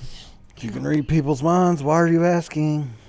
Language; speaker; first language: English; native; English